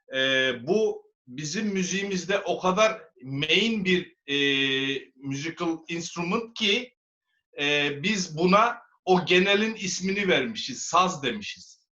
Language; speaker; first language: Turkish; native; Turkish